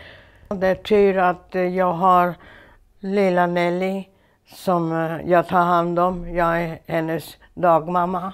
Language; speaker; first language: Swedish; non-native, fluent; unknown